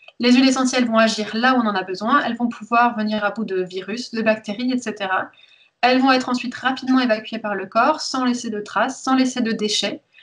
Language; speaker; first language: French; early bilingual, heritage; French